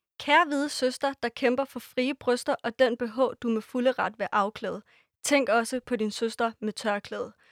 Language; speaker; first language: Danish; early bilingual, other home language; Persian